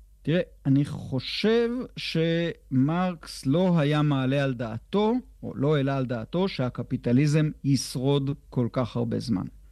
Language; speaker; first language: Hebrew; native; Hebrew